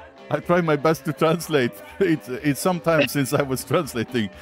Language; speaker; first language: English; non-native, fluent; Norwegian